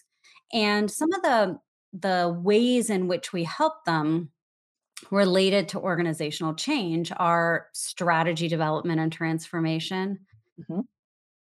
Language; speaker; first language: English; native; English